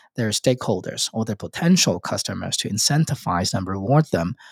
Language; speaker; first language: English; non-native, local second language; Cantonese